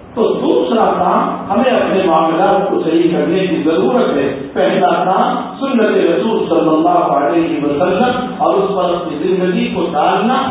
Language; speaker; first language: Urdu; non-native, local second language; Gujarati